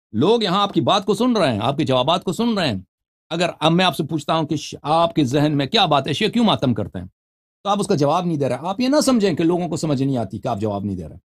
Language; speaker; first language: Urdu; non-native, fluent; Persian